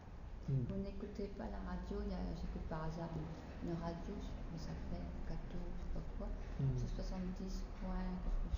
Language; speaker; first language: French; native; French